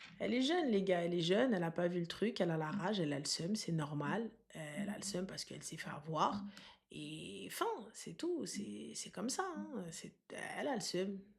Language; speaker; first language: French; native; French